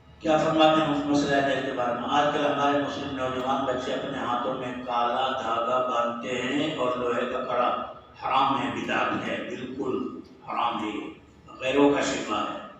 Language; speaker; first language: Urdu; native; Urdu